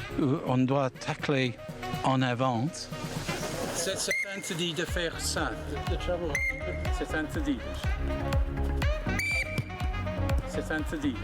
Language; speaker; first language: French; non-native, fluent; English